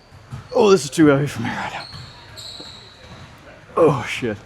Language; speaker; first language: English; native; English